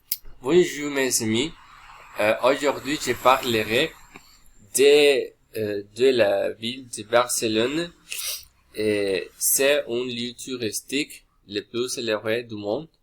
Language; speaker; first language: French; non-native, learner; Spanish